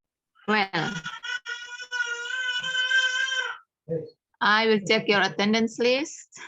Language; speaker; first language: English; non-native, fluent; Indonesian